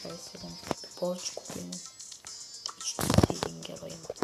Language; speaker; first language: Bulgarian; non-native, local second language; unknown